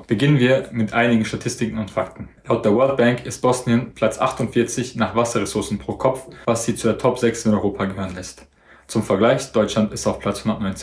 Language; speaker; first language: German; native; German